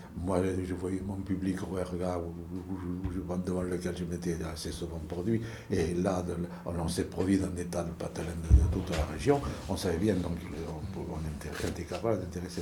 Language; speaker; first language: French; native; French